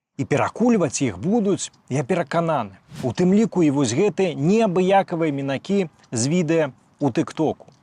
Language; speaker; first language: Belarusian; native; Belarusian